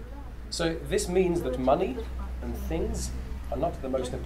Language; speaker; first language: English; non-native, fluent; French